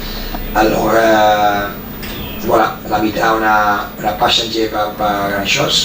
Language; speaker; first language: French; non-native, fluent; Spanish